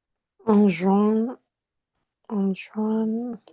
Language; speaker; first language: French; non-native, learner; Spanish